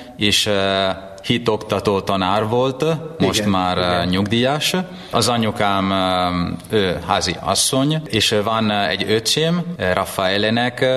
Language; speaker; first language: Hungarian; non-native, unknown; Italian